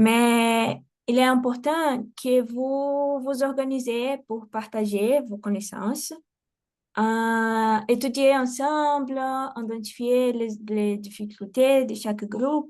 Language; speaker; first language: French; non-native, fluent; Portuguese